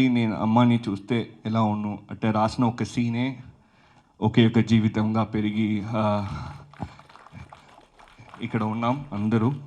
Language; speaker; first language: Telugu; early bilingual, heritage; Telugu